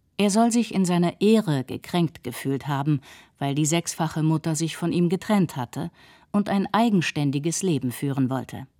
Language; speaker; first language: German; native; German